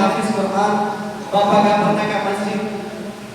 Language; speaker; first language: Indonesian; non-native, learner; Urdu